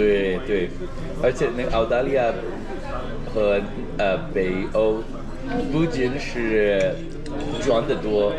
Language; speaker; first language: Chinese; non-native, fluent; English